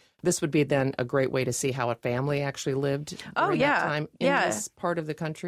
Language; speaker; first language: English; native; English